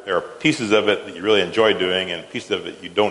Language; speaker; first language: English; native; English